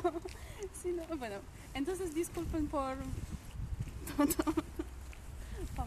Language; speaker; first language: Spanish; non-native, fluent; Polish